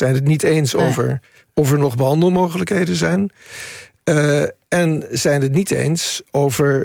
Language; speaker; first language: Dutch; native; Dutch